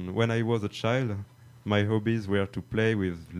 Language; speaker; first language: English; non-native, fluent; French